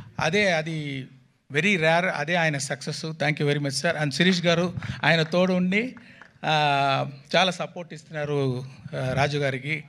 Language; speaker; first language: Telugu; non-native, local second language; Tamil